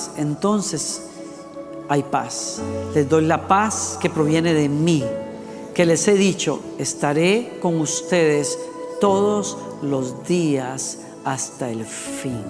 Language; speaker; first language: Spanish; native; Spanish